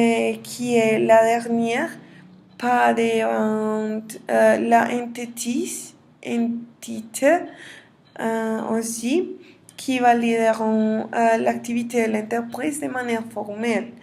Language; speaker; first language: French; non-native, learner; Spanish